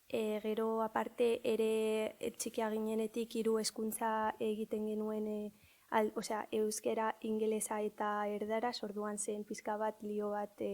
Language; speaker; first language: Basque; early bilingual, other home language; Arabic